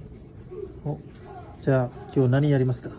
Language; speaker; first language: Japanese; non-native, learner; Nepali